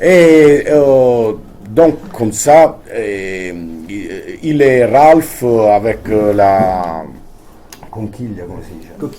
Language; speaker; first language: French; non-native, fluent; Italian